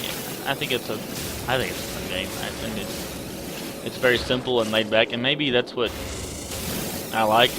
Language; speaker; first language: English; native; English